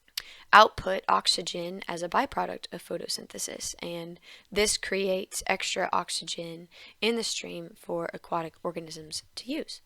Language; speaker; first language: English; native; English